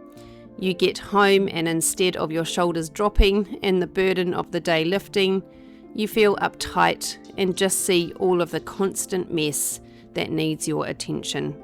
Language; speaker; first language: English; native; English